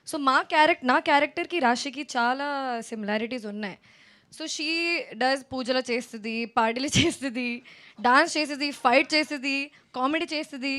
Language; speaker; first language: Telugu; non-native, fluent; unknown